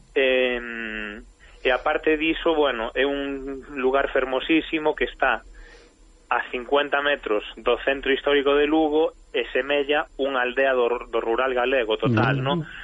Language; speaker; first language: Galician; native; Galician